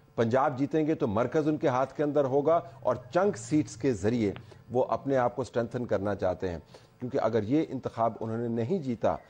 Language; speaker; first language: Urdu; native; Urdu